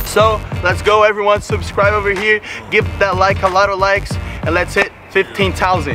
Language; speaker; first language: English; native; English